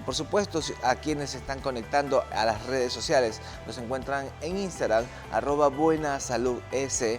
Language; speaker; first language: Spanish; native; Spanish